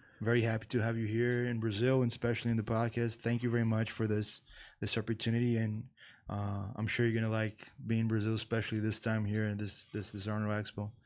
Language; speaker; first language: English; non-native, fluent; Portuguese